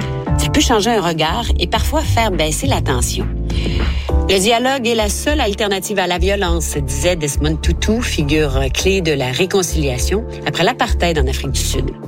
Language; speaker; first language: French; native; French